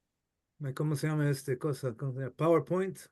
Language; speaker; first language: Spanish; non-native, fluent; English